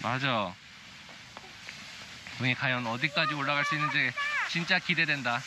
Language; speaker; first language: Korean; native; Korean